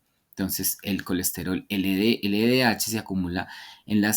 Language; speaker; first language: Spanish; native; Spanish